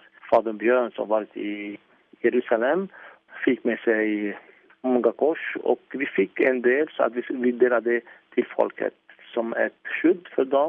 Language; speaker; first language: Swedish; non-native, fluent; Arabic